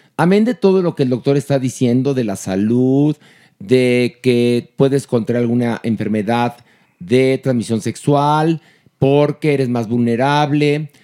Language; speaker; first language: Spanish; native; Spanish